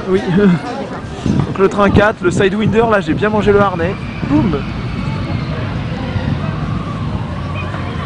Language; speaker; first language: French; native; French